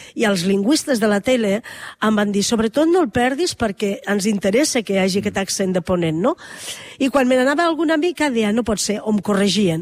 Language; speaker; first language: Catalan; native; Catalan